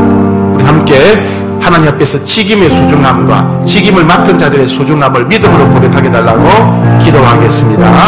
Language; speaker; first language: Korean; native; Korean